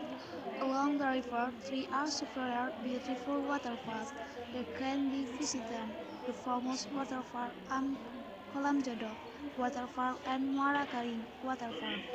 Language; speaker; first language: English; non-native, learner; Indonesian